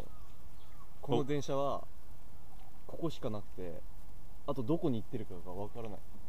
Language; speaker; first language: Japanese; native; Japanese